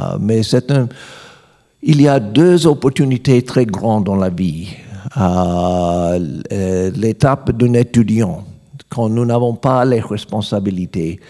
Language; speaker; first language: French; non-native, learner; English